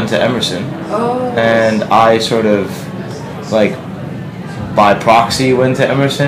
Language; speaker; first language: English; native; English